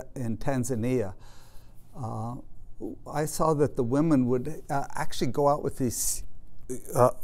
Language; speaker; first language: English; native; English